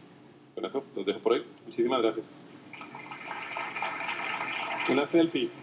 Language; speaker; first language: Spanish; native; Spanish